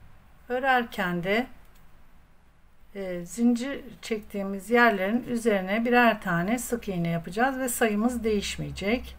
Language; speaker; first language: Turkish; native; Turkish